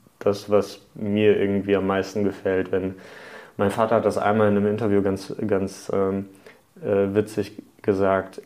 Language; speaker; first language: German; early bilingual, other home language; Hungarian